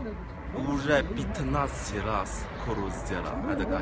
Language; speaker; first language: Russian; non-native, learner; Chinese